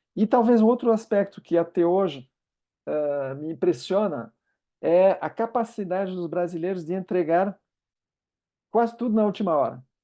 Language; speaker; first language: Portuguese; non-native, fluent; French